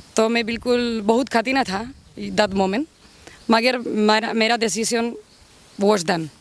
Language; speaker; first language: Hindi; non-native, learner; Spanish